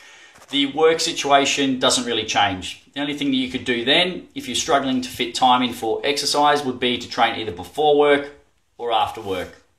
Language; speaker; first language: English; native; English